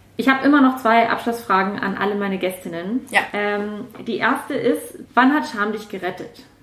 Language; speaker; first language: German; native; German